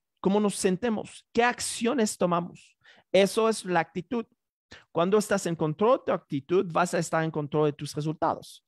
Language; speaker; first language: Spanish; non-native, fluent; French